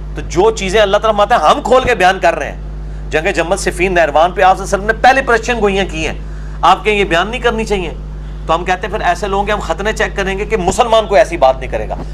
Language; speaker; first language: Urdu; non-native, local second language; Punjabi